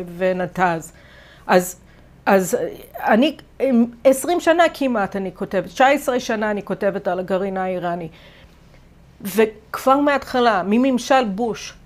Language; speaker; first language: Hebrew; non-native, fluent; English